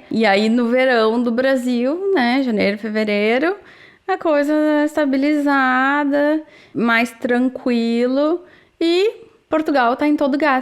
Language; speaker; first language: Portuguese; native; Portuguese